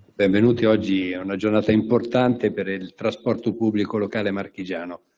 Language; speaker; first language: Italian; native; Italian